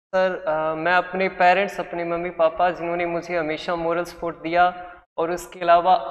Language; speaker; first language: Hindi; native; Hindi